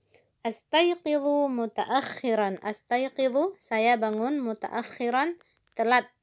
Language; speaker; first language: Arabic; non-native, fluent; Indonesian